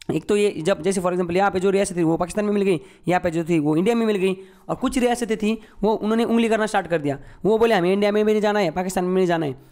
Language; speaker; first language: Hindi; non-native, local second language; Marathi